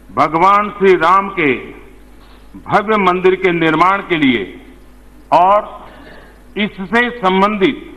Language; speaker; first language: Hindi; native; Hindi